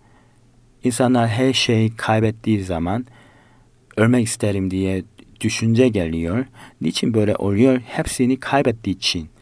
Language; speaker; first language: Turkish; non-native, learner; Korean